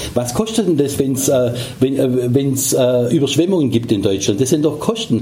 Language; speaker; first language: German; native; German